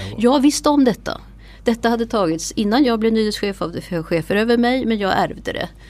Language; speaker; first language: Swedish; native; Swedish